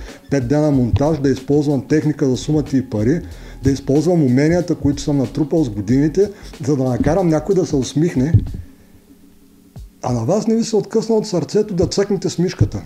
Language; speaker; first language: Bulgarian; native; Bulgarian